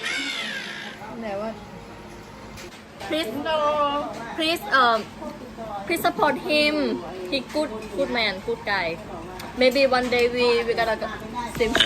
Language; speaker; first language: English; non-native, learner; Thai